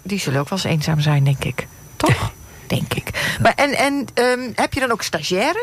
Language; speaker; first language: Dutch; native; Dutch